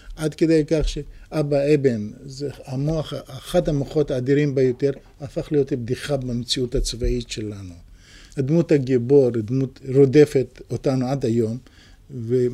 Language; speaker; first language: Hebrew; native; Hebrew